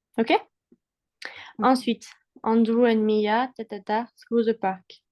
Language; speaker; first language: English; non-native, fluent; French